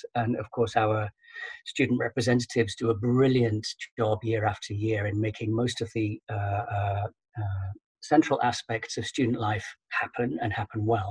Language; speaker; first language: English; native; English